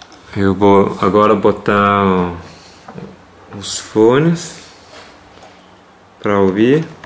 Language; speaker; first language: Portuguese; non-native, fluent; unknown